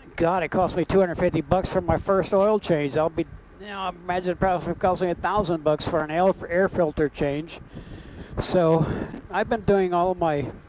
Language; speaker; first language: English; native; English